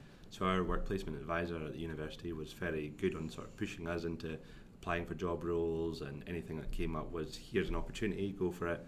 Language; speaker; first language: English; native; English